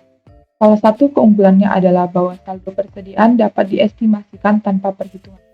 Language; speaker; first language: Indonesian; native; Indonesian